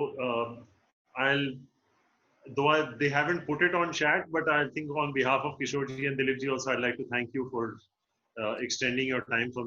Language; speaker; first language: English; non-native, local second language; Hindi